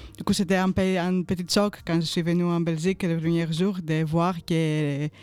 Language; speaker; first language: French; non-native, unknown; Greek